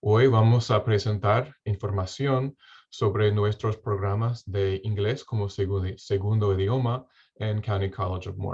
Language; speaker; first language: Spanish; non-native, fluent; English